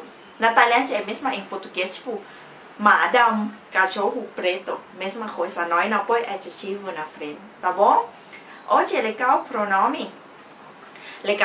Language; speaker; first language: Portuguese; non-native, fluent; Thai